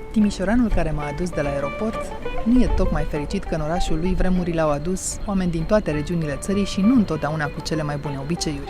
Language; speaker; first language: Romanian; native; Romanian